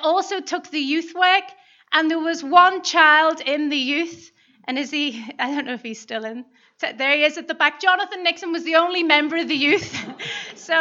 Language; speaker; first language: English; native; English